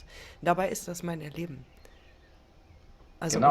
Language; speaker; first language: German; native; German